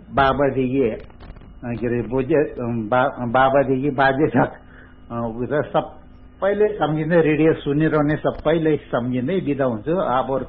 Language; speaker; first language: Nepali; non-native, local second language; Gurung